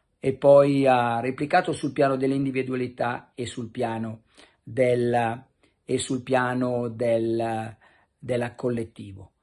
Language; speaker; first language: Italian; native; Italian